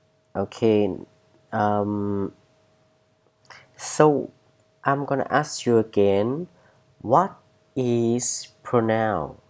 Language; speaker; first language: English; non-native, fluent; Vietnamese